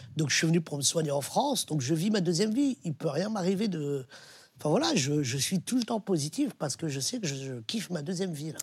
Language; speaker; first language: French; early bilingual, other home language; Arabic